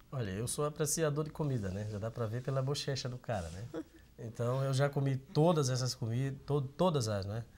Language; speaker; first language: Portuguese; native; Portuguese